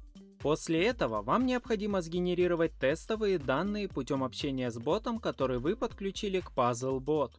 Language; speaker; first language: Russian; native; Russian